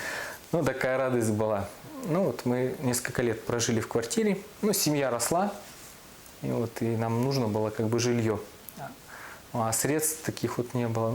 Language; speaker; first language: Russian; native; Russian